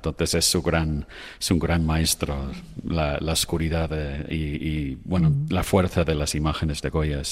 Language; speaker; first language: Spanish; non-native, fluent; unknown